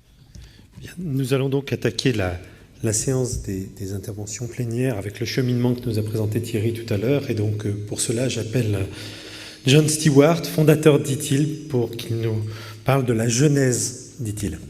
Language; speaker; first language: French; native; French